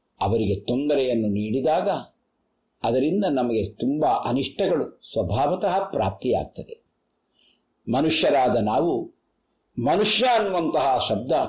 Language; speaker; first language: Kannada; non-native, local second language; Tulu